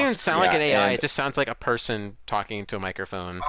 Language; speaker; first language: English; native; English